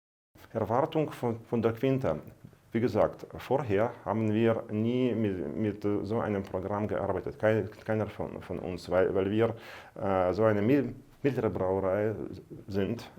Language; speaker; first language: German; non-native, fluent; Russian